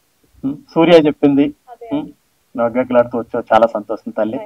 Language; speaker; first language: Telugu; native; Telugu